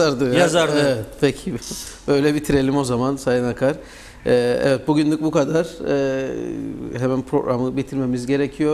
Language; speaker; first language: Turkish; native; Turkish